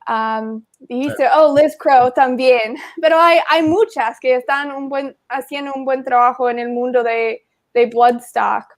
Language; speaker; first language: Spanish; non-native, fluent; English